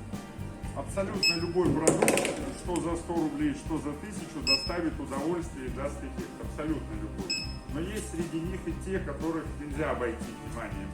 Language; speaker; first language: Russian; native; Russian